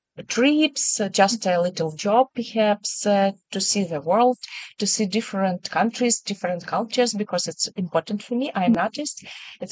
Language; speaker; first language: English; non-native, learner; Ukrainian